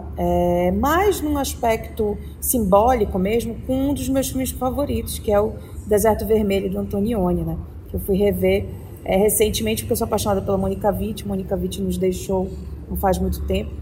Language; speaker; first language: Portuguese; native; Portuguese